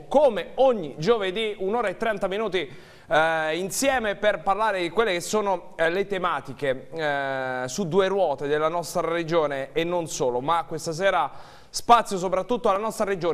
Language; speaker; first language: Italian; native; Italian